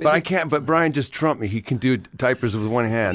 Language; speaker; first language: English; native; English